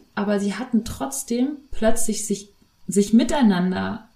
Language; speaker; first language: German; native; German